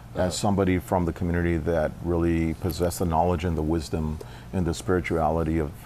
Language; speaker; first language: English; early bilingual, other home language; Spanish